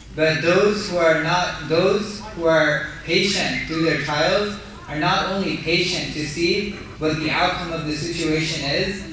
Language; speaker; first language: English; native; English